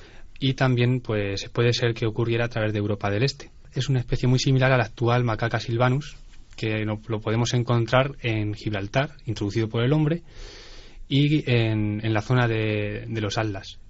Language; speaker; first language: Spanish; native; Spanish